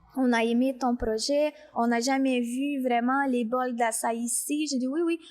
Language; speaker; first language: French; non-native, fluent; Portuguese